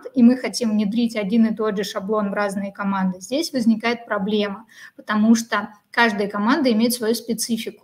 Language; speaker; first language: Russian; native; Russian